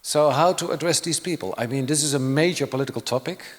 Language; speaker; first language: English; non-native, fluent; Dutch